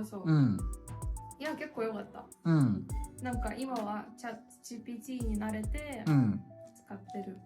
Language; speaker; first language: Japanese; non-native, fluent; Russian